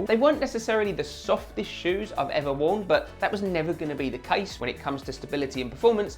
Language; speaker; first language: English; native; English